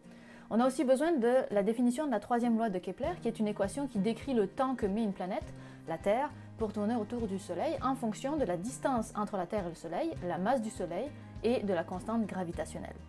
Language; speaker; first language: French; native; French